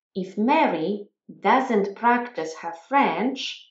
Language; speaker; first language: English; non-native, fluent; Polish